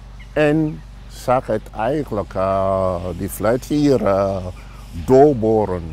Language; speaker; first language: Dutch; non-native, fluent; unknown